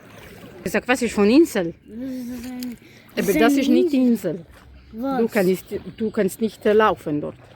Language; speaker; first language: German; non-native, learner; Macedonian